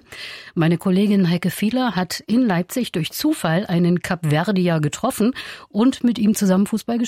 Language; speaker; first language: German; native; German